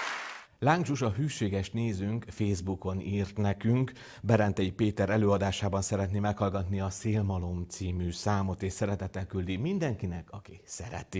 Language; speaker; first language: Hungarian; native; Hungarian